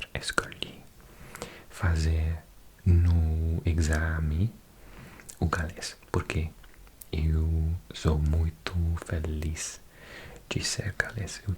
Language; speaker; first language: Portuguese; non-native, fluent; English